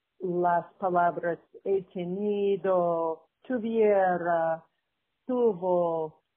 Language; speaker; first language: Spanish; non-native, learner; English